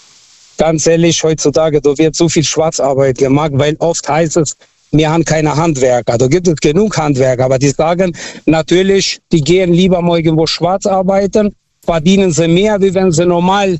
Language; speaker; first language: German; non-native, fluent; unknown